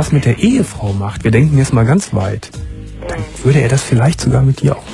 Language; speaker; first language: German; native; German